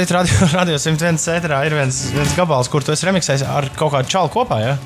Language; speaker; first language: Latvian; native; Latvian